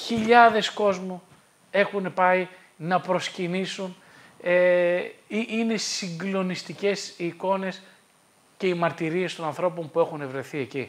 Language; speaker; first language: Greek; native; Greek